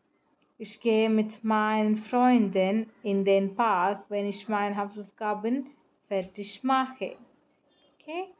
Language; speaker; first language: German; non-native, fluent; Malayalam